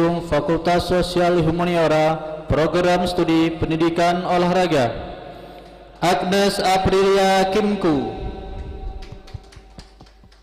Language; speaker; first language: Indonesian; native; Indonesian